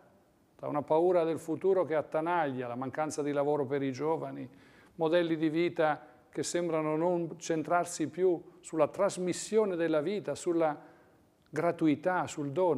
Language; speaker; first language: Italian; native; Italian